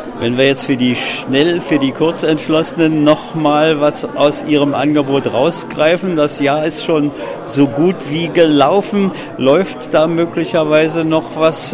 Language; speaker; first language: German; native; German